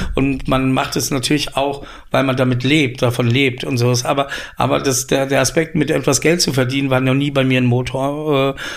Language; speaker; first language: German; native; German